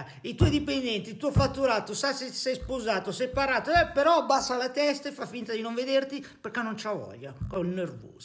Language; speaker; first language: Italian; native; Italian